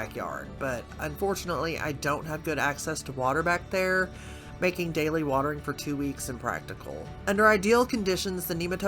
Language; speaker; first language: English; native; English